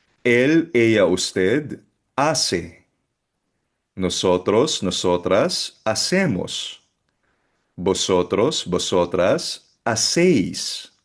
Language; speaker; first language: Spanish; non-native, fluent; Filipino